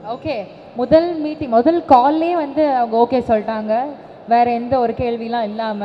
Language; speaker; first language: Tamil; native; Tamil